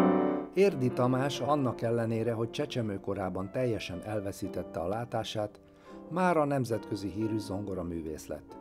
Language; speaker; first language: Hungarian; native; Hungarian